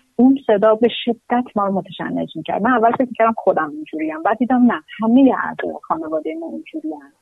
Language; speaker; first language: Persian; native; Persian